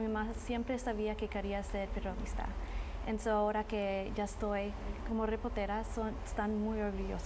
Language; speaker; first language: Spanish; early bilingual, heritage; Spanish